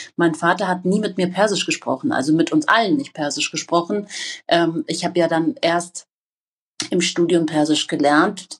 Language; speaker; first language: German; native; German